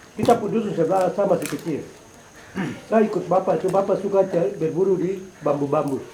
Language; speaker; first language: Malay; non-native, local second language; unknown